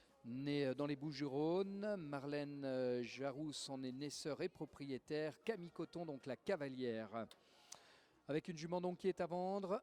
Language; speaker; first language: French; native; French